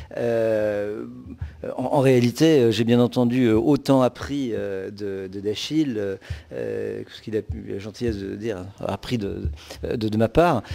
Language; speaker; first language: French; native; French